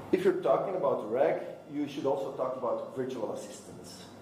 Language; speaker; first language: English; non-native, fluent; Dutch